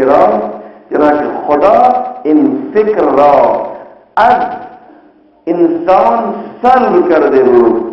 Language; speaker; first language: Persian; non-native, fluent; Urdu